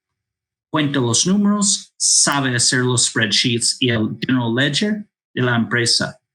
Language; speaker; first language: Spanish; non-native, fluent; English